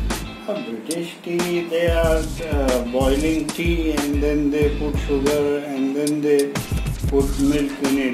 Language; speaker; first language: English; non-native, local second language; Hindi